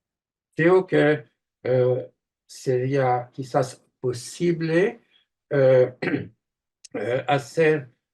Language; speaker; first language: Spanish; non-native, fluent; French